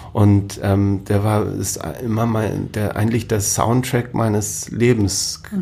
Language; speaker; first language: German; native; German